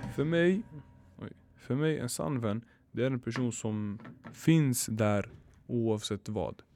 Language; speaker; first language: Swedish; early bilingual, other home language; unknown